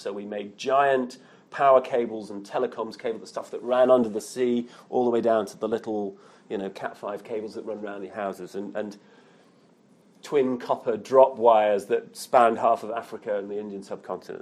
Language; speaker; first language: English; native; English